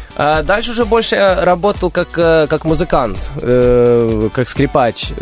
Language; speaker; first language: Russian; early bilingual, heritage; Russian